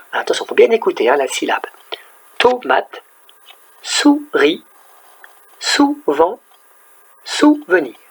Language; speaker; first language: French; native; French